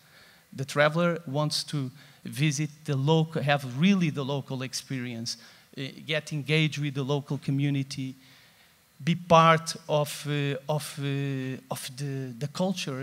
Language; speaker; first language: English; non-native, fluent; Portuguese